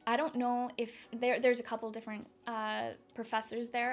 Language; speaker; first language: English; native; English